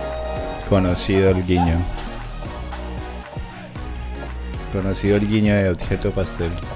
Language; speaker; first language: Spanish; native; Spanish